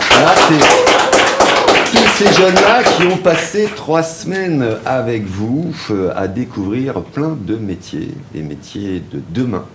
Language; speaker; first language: French; native; French